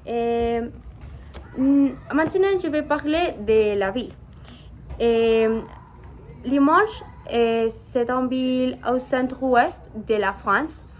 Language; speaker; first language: French; non-native, learner; Spanish